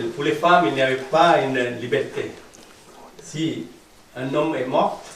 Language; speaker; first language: French; non-native, fluent; Sinhala